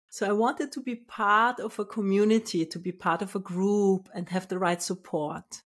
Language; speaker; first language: English; non-native, fluent; German